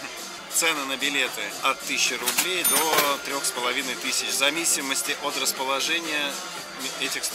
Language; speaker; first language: Russian; native; Russian